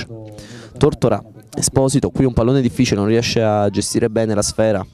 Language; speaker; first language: Italian; native; Italian